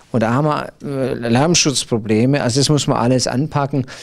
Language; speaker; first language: German; native; German